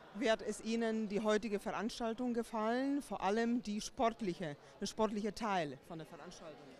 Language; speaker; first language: German; non-native, fluent; Slovak